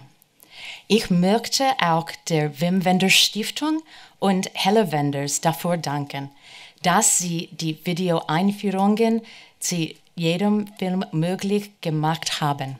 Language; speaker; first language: German; non-native, fluent; English